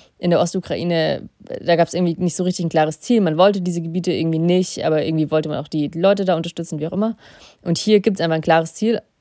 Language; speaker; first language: German; early bilingual, other home language; Russian